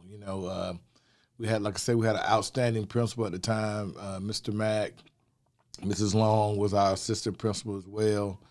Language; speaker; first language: English; native; English